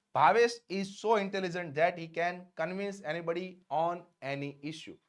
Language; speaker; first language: English; non-native, local second language; Gujarati